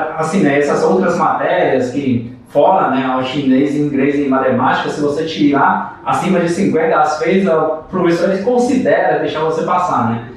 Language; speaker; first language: Portuguese; non-native, fluent; Chinese